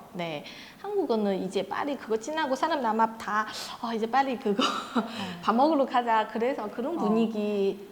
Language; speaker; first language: Korean; non-native, fluent; Chinese